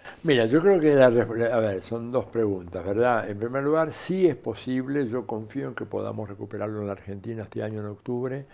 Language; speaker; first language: Spanish; native; Spanish